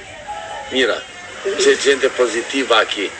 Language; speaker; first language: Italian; non-native, learner; Albanian